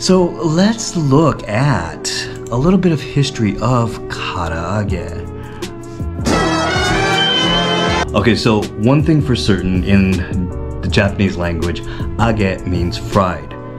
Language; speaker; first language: English; native; English